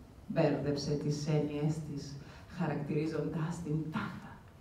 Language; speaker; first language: Greek; native; Greek